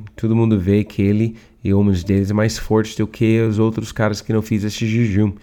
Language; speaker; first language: Portuguese; non-native, learner; English